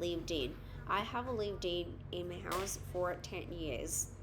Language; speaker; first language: English; non-native, fluent; Vietnamese